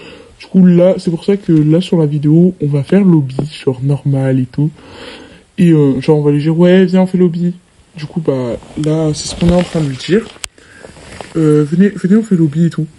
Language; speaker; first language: French; native; French